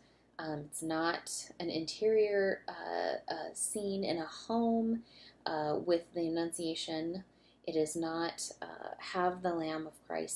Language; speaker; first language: English; native; English